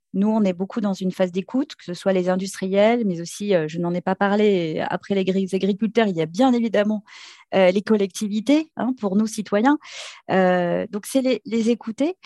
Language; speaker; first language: French; native; French